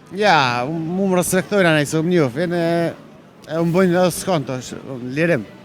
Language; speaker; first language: Albanian; native; Albanian